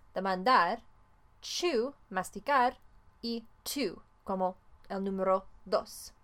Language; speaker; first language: Spanish; non-native, fluent; English